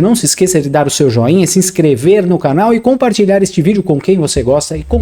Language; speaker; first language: Portuguese; native; Portuguese